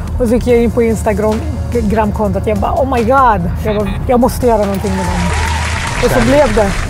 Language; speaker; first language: Swedish; early bilingual, other home language; Arabic